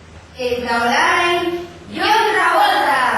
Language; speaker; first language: Basque; non-native, local second language; Spanish